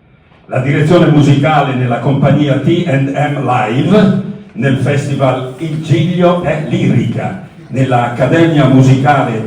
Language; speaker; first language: Italian; native; Italian